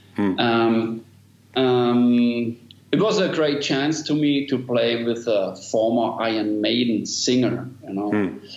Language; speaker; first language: English; non-native, fluent; German